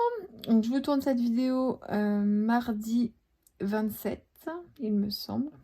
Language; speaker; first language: French; native; French